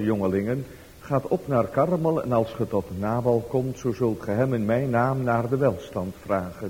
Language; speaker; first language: Dutch; native; Dutch